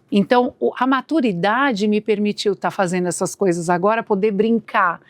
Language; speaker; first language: Portuguese; native; Portuguese